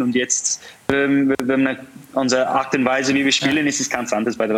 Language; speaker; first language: German; non-native, fluent; English